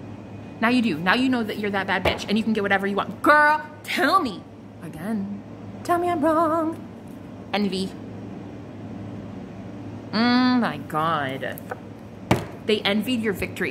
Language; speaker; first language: English; native; English